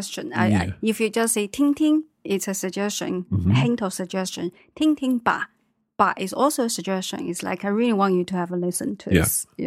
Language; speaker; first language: English; non-native, fluent; Chinese